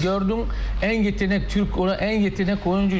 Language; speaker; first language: Turkish; non-native, learner; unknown